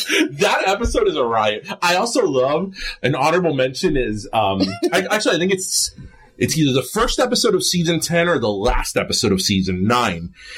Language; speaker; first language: English; early bilingual, other home language; Spanish